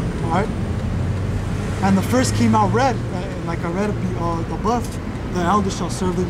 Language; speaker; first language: English; native; English